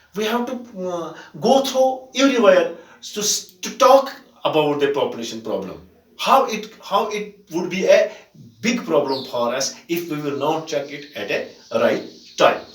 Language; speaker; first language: English; non-native, local second language; Kashmiri